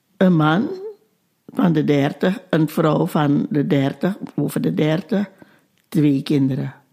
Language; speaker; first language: Dutch; native; Dutch